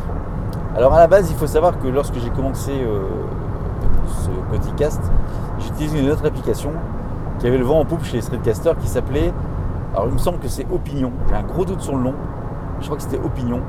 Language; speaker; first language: French; native; French